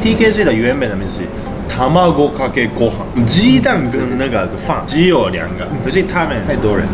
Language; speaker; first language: Chinese; non-native, fluent; Japanese